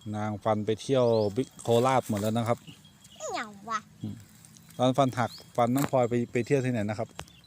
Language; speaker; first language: Thai; native; Thai